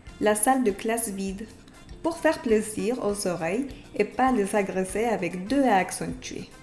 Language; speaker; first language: French; non-native, fluent; Spanish